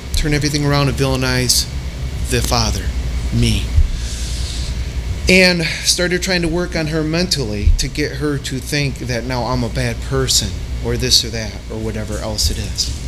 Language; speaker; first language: English; native; English